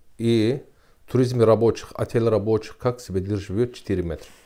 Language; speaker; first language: Russian; non-native, learner; Turkish